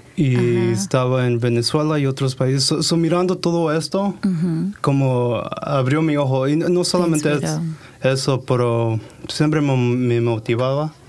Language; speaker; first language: Spanish; early bilingual, heritage; Spanish